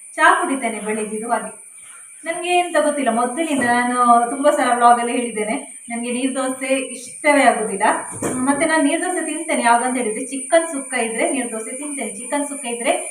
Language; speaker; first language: Kannada; non-native, local second language; Tulu